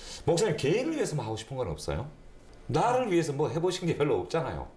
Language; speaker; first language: Korean; native; Korean